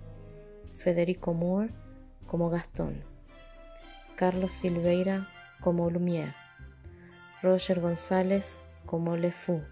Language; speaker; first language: Spanish; native; Spanish